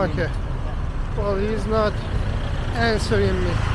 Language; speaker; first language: English; non-native, fluent; Persian